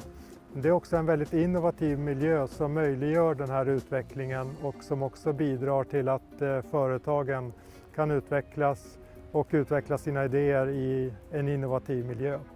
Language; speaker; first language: Swedish; native; Swedish